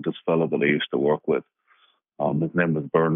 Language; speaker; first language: English; native; English